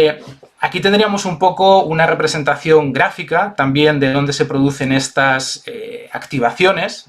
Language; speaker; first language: Spanish; native; Spanish